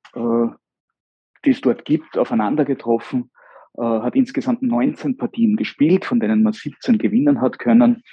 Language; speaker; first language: German; native; German